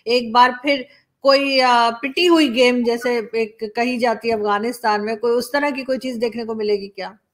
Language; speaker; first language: Urdu; native; Urdu